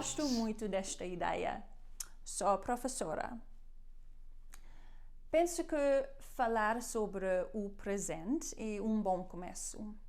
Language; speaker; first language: Portuguese; non-native, learner; German